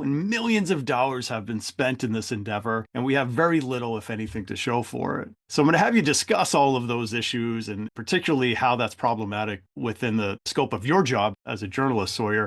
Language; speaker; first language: English; native; English